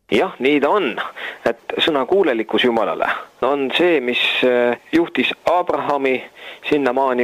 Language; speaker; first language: Estonian; native; Estonian